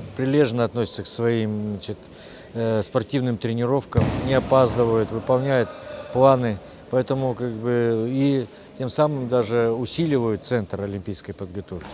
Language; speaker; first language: Russian; native; Russian